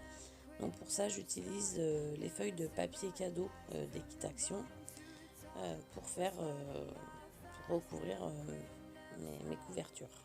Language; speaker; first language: French; native; French